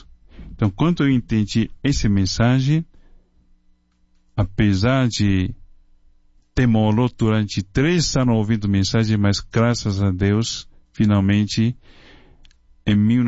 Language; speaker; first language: Portuguese; non-native, fluent; Chinese